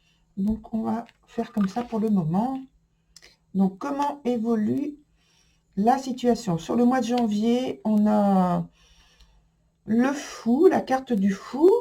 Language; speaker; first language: French; native; French